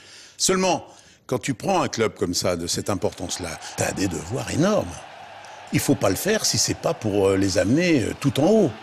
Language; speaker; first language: French; native; French